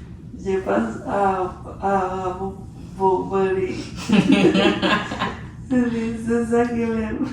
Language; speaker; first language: French; non-native, learner; Spanish